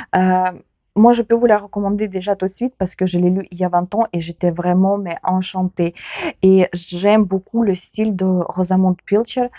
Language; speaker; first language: French; non-native, fluent; Ukrainian